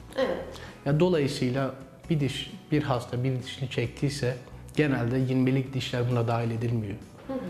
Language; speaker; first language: Turkish; native; Turkish